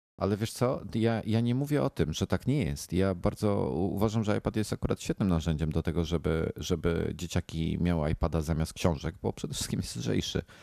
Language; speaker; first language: Polish; native; Polish